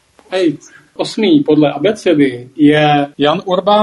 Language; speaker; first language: Czech; native; Czech